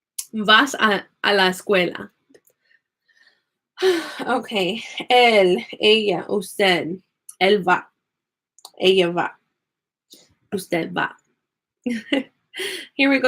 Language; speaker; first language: Spanish; non-native, fluent; English